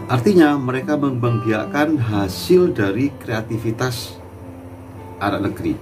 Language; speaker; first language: Indonesian; native; Indonesian